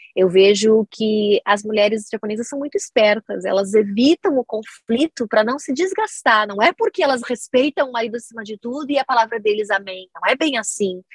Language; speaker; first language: Portuguese; native; Portuguese